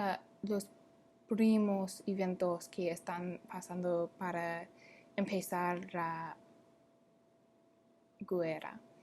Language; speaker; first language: Spanish; non-native, learner; English